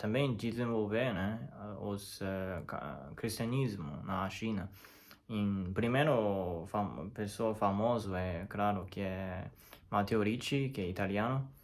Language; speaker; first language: Portuguese; non-native, learner; Chinese